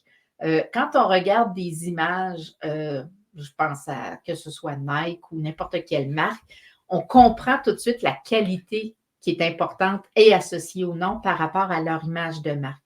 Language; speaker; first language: French; native; French